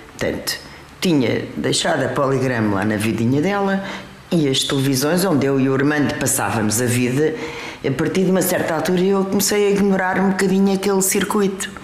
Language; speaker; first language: Portuguese; early bilingual, other home language; French